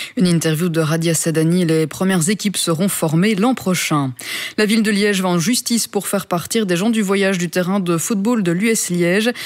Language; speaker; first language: French; native; French